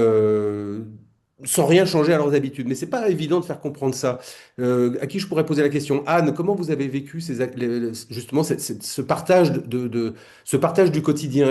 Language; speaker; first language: French; native; French